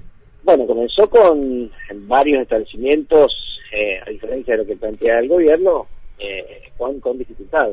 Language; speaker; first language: Spanish; native; Spanish